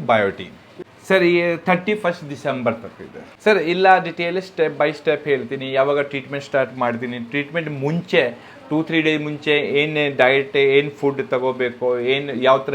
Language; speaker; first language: Kannada; non-native, local second language; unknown